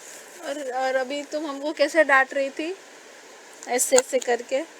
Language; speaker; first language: Hindi; native; Hindi